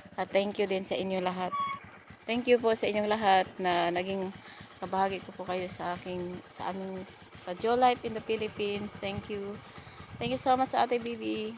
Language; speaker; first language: Filipino; native; Filipino